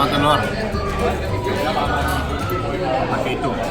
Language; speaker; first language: Indonesian; non-native, learner; German